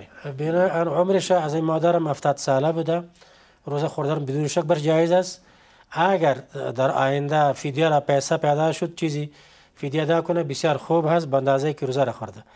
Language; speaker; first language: Persian; native; Persian